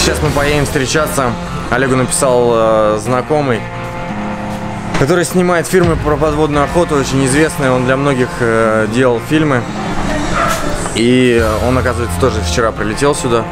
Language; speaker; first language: Russian; native; Russian